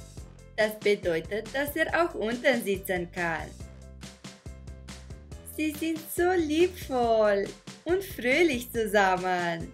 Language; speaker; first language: German; non-native, fluent; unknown